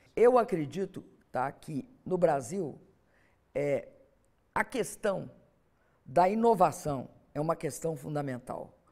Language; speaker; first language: Portuguese; native; Portuguese